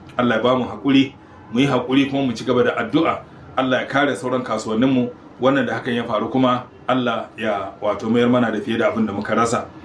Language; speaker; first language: Hausa; native; Hausa